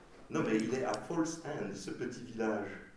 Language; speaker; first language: French; native; French